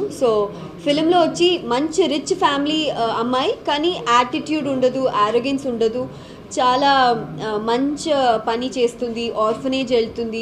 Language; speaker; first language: Telugu; non-native, local second language; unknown